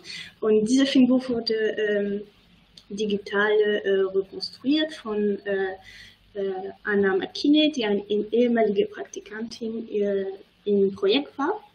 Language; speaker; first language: German; non-native, fluent; French